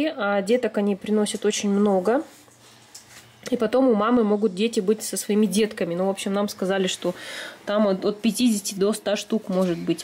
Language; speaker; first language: Russian; native; Russian